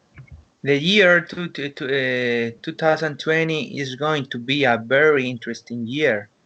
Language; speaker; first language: English; non-native, learner; Spanish